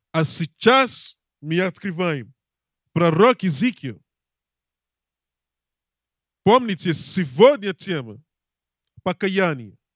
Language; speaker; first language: Russian; non-native, learner; English